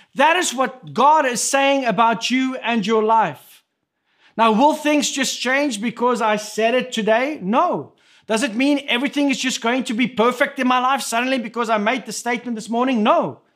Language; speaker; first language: English; non-native, local second language; Afrikaans